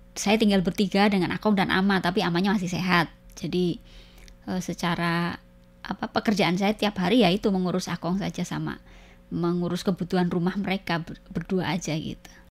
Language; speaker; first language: Indonesian; native; Indonesian